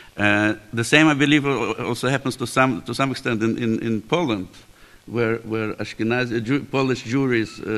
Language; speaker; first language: English; native; English